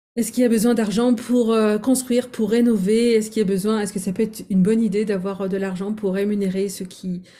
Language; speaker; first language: French; native; French